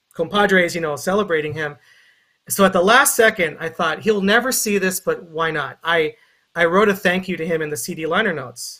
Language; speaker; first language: English; native; English